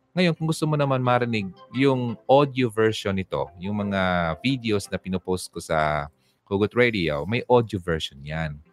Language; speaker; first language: Filipino; non-native, local second language; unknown